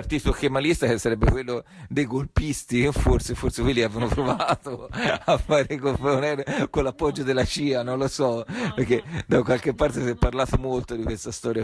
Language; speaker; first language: Italian; native; Italian